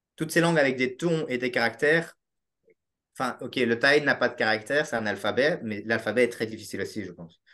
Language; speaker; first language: French; native; French